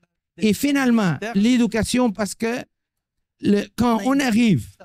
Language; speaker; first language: French; non-native, fluent; Portuguese